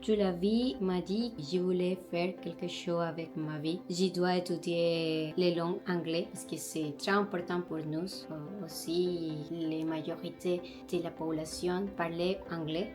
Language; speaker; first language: French; non-native, learner; Spanish